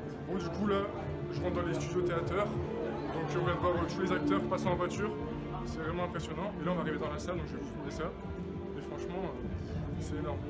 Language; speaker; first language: French; native; French